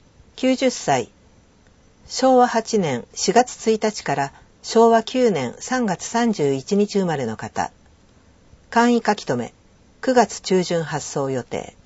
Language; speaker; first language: Japanese; native; Japanese